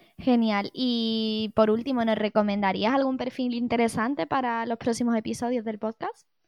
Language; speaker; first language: Spanish; native; Spanish